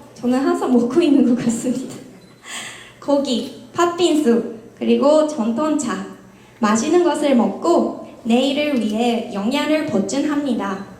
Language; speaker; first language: Korean; non-native, fluent; Japanese